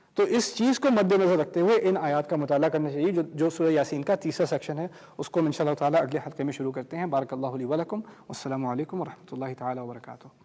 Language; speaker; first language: Urdu; early bilingual, heritage; Urdu